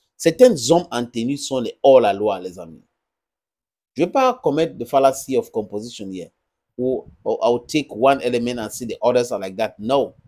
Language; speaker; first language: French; non-native, local second language; English